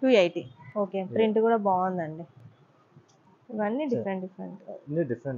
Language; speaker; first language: Telugu; native; Telugu